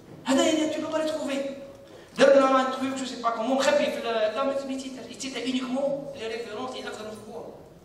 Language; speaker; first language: French; non-native, local second language; Arabic